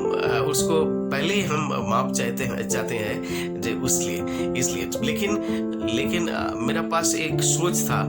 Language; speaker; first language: Hindi; non-native, local second language; Bangla